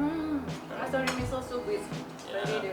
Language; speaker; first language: English; non-native, learner; Japanese